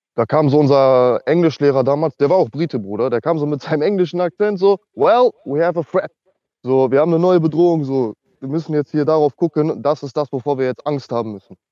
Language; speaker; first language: German; native; German